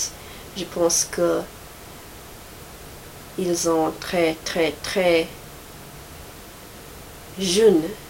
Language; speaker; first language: French; non-native, learner; English